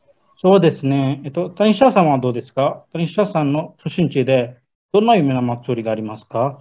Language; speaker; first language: Japanese; non-native, learner; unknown